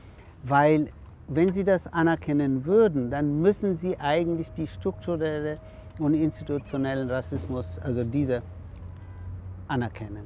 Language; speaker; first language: German; non-native, fluent; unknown